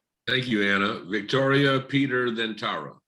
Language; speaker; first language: English; native; English